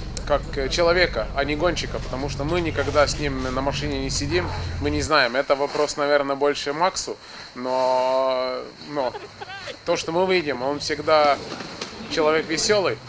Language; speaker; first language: Russian; non-native, fluent; Estonian